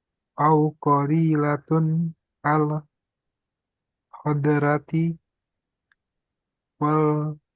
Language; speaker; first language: Arabic; non-native, learner; Indonesian